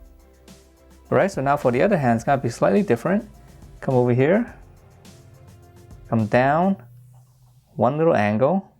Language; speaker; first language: English; native; English